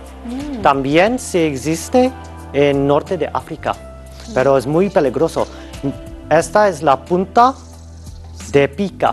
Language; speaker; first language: Spanish; non-native, learner; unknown